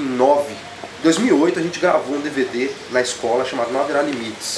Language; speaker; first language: Portuguese; native; Portuguese